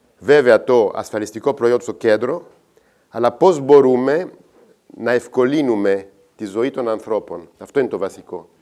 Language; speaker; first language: Greek; non-native, fluent; French